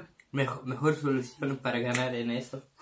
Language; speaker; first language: Spanish; non-native, learner; Serbian